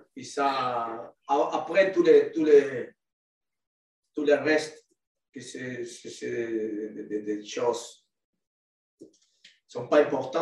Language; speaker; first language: French; non-native, learner; Spanish